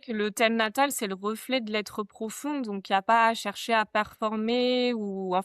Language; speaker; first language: French; native; French